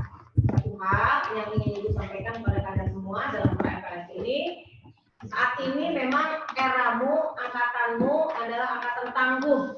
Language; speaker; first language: Indonesian; native; Indonesian